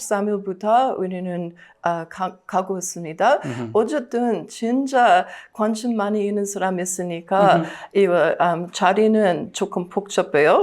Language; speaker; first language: Korean; non-native, learner; English